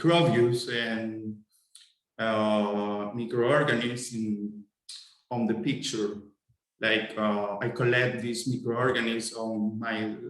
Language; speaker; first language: English; non-native, fluent; Spanish